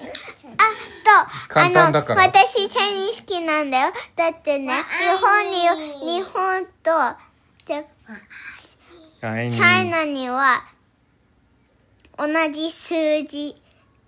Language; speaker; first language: Japanese; early bilingual, heritage; Japanese